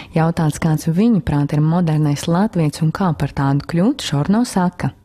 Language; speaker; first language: Latvian; native; Latvian